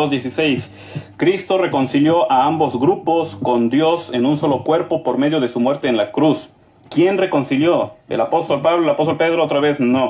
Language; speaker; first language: Spanish; native; Spanish